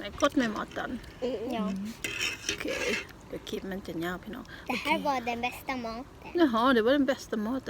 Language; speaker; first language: Swedish; non-native, learner; Thai